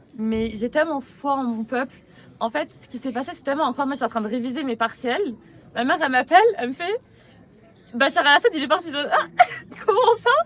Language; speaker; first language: French; native; French